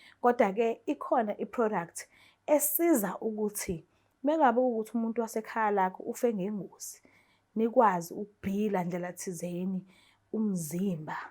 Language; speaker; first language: Zulu; native; Zulu